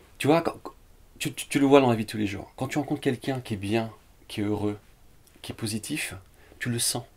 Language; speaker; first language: French; early bilingual, other home language; Vietnamese